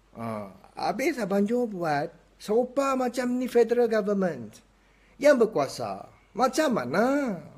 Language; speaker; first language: Malay; non-native, local second language; Iban